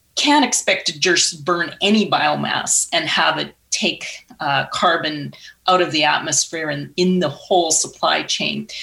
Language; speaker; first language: English; native; English